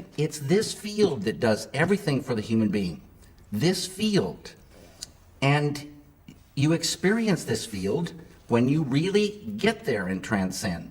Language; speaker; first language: English; native; English